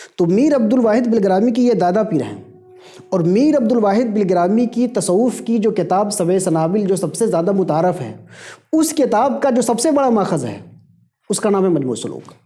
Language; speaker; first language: Urdu; native; Urdu